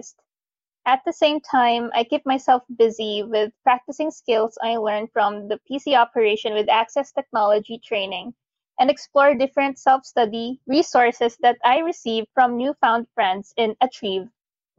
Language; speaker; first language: English; non-native, local second language; Filipino